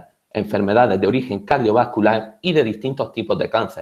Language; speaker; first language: Spanish; native; Spanish